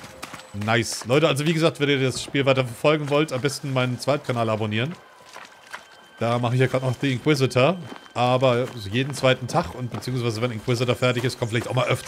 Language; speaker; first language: German; native; German